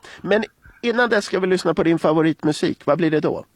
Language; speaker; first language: Swedish; native; Swedish